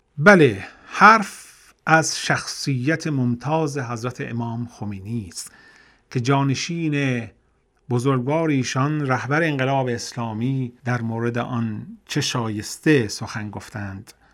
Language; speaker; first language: Persian; native; Persian